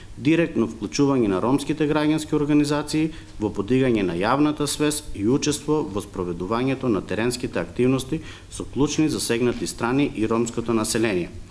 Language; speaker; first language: Macedonian; non-native, local second language; Romany